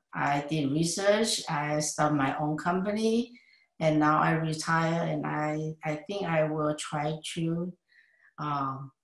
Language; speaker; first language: English; non-native, learner; Chinese